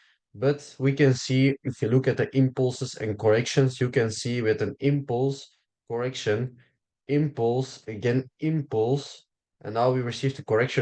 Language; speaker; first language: English; non-native, fluent; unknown